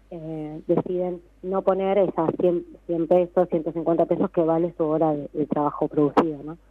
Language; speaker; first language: Spanish; native; Spanish